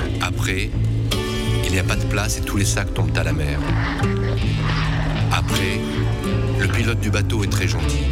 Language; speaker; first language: French; non-native, learner; Arabic